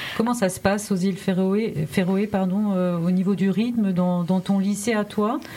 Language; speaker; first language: French; native; French